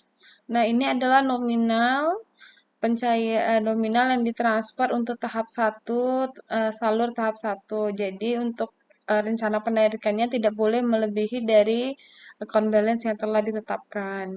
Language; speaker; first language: Indonesian; native; Indonesian